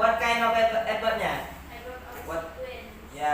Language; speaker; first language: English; non-native, learner; Indonesian